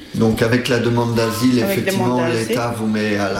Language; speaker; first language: French; native; French